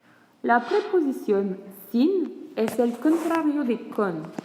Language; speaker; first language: Spanish; non-native, learner; French